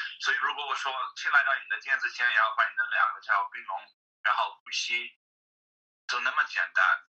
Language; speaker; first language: Chinese; non-native, fluent; English